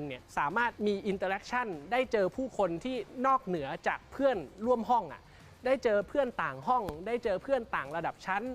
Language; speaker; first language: Thai; native; Thai